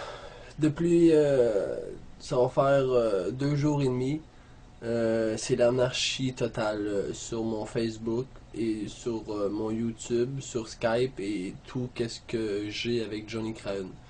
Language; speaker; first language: French; native; French